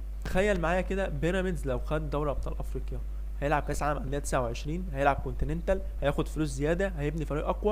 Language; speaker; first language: Arabic; native; Arabic